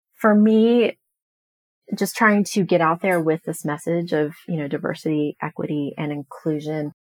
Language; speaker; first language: English; native; English